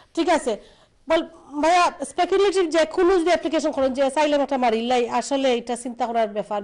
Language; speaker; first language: Bangla; early bilingual, heritage; Bangla